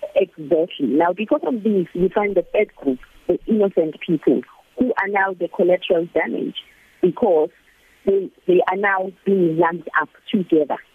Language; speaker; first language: English; non-native, local second language; Zulu